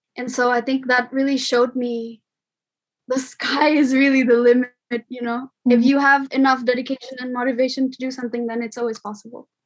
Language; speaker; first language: English; non-native, fluent; Indonesian